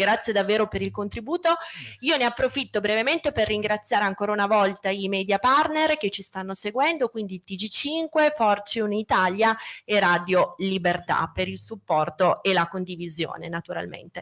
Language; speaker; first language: Italian; native; Italian